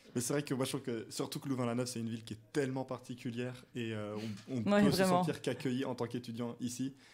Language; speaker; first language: French; native; French